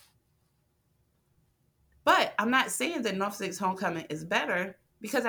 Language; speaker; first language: English; native; English